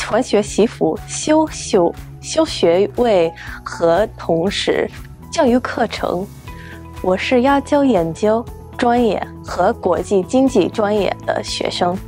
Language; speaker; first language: Chinese; non-native, fluent; English